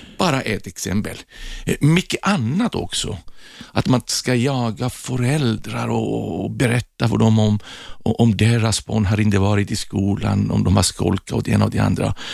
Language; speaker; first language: Swedish; non-native, fluent; Greek